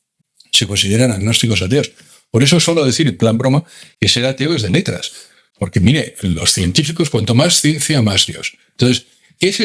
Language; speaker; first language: Spanish; native; Spanish